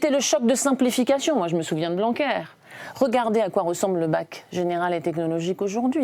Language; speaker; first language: French; native; French